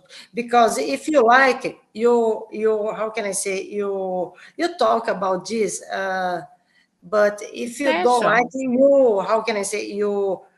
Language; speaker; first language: English; non-native, learner; Portuguese